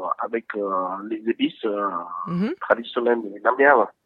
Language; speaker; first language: French; non-native, learner; Vietnamese